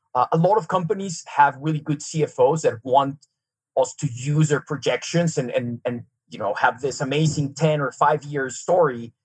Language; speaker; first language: English; non-native, fluent; Serbian